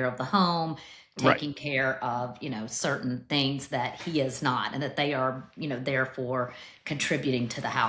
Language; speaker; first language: English; native; English